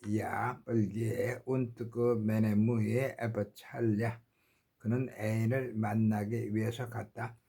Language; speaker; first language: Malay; non-native, learner; Korean